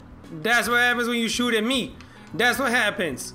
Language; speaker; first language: English; native; English